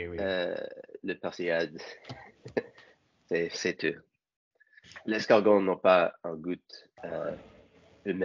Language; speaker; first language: French; non-native, learner; English